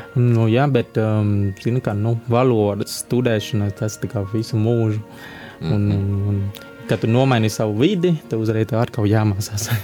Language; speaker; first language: Latvian; non-native, fluent; Vietnamese